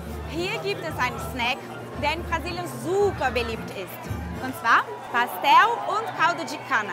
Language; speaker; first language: German; early bilingual, heritage; German